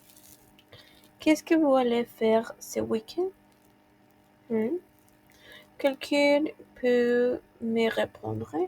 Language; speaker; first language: French; non-native, fluent; Spanish